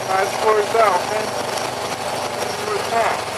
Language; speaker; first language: English; native; English